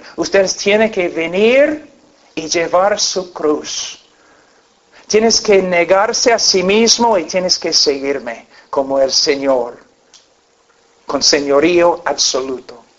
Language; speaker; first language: Spanish; non-native, fluent; English